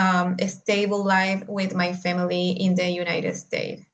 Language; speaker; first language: English; non-native, learner; Spanish